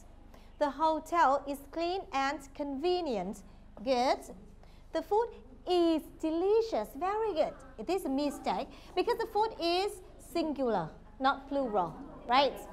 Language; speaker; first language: English; non-native, fluent; Vietnamese